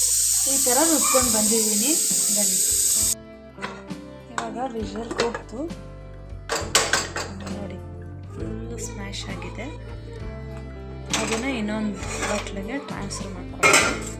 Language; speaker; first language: Kannada; native; Kannada